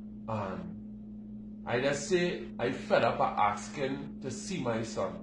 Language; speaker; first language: English; native; English